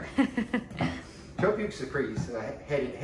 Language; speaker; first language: Turkish; non-native, learner; English